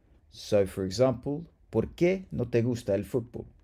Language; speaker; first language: Spanish; non-native, fluent; English